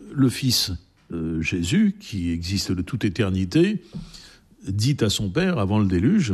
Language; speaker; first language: French; native; French